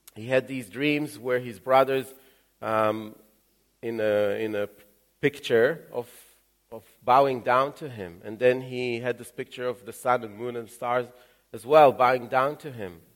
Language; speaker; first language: English; early bilingual, other home language; Russian